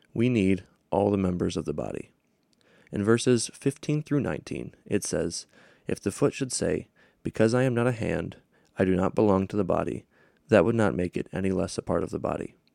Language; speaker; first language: English; native; English